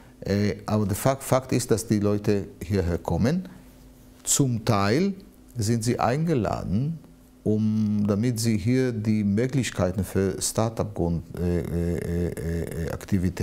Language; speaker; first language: German; non-native, fluent; Hebrew